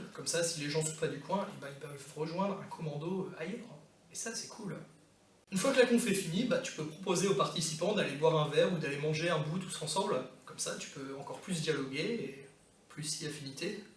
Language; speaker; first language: French; native; French